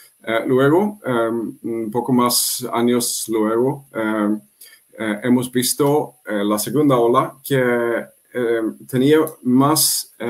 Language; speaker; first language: Spanish; non-native, fluent; Swedish